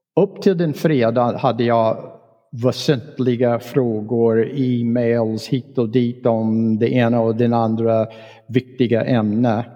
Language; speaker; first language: Swedish; non-native, fluent; English